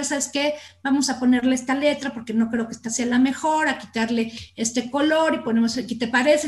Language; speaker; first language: Spanish; native; Spanish